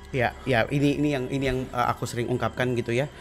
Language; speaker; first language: Indonesian; native; Indonesian